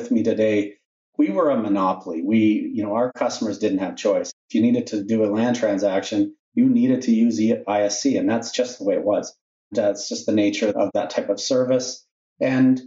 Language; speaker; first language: English; native; English